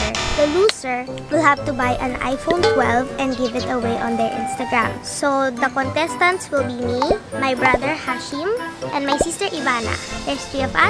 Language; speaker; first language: English; non-native, local second language; Filipino